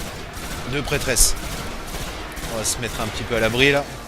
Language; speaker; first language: French; native; French